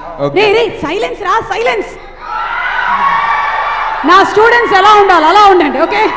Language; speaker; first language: Telugu; native; Telugu